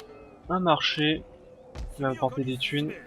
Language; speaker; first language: French; native; French